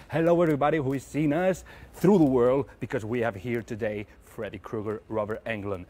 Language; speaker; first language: English; non-native, fluent; Catalan